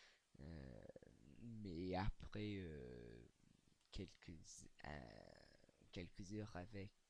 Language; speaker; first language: French; non-native, learner; English